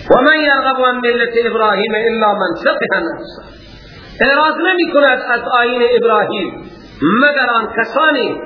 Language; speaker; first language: Persian; native; Persian